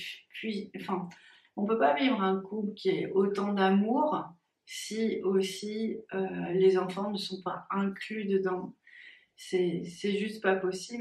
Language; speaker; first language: French; native; French